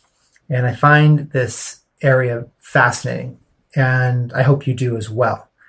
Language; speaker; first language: English; native; English